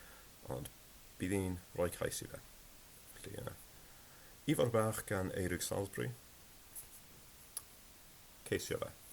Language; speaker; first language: Welsh; non-native, learner; English